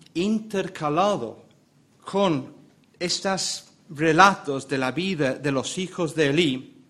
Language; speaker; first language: Spanish; non-native, fluent; English